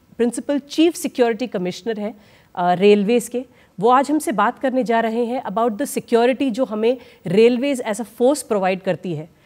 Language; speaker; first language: Hindi; native; Hindi